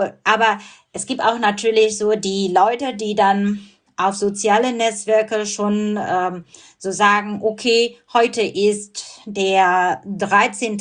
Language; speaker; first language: German; non-native, fluent; Burmese